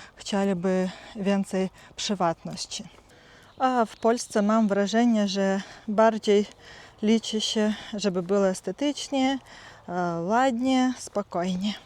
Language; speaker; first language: Polish; non-native, learner; Russian